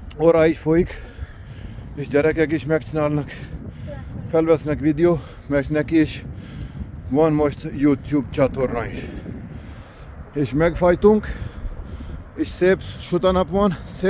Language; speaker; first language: Hungarian; non-native, learner; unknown